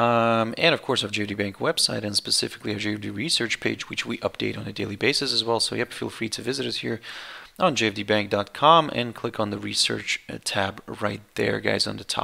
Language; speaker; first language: English; non-native, fluent; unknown